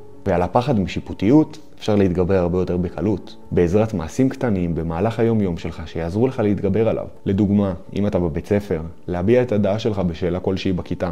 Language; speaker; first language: Hebrew; native; Hebrew